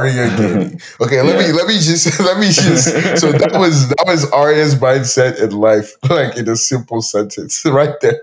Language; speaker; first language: English; non-native, local second language; Yoruba